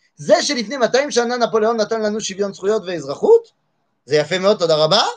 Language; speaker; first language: Hebrew; non-native, fluent; French